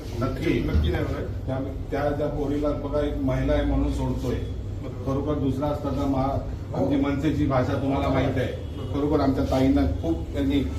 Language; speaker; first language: Marathi; native; Marathi